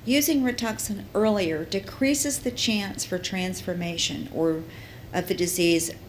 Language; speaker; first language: English; native; English